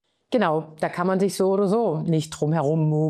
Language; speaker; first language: German; native; German